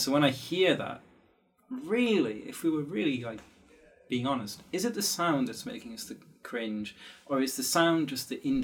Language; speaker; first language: English; native; English